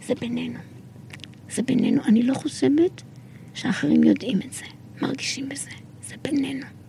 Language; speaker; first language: Hebrew; early bilingual, other home language; Arabic